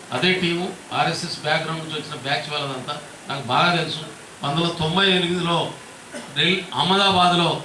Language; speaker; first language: Telugu; non-native, local second language; Lambadi